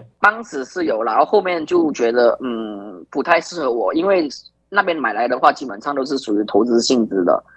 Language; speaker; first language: Chinese; native; Chinese